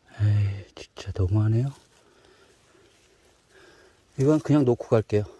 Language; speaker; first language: Korean; native; Korean